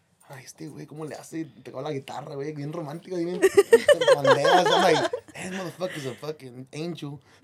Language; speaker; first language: Spanish; early bilingual, heritage; Spanish